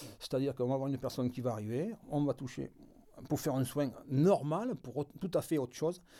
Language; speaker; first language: French; native; French